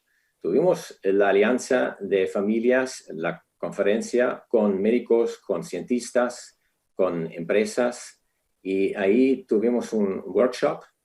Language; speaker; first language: Spanish; non-native, fluent; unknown